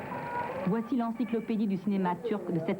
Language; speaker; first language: French; native; French